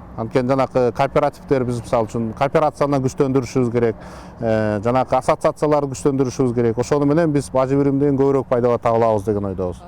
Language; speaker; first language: Kyrgyz; native; Kyrgyz